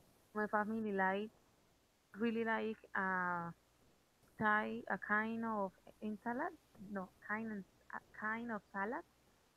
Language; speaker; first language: English; non-native, learner; Spanish